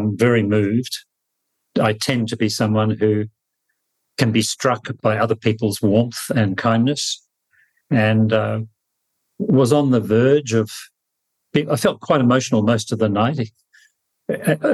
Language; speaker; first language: English; native; English